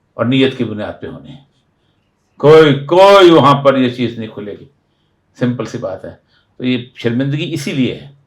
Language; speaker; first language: Urdu; non-native, local second language; Punjabi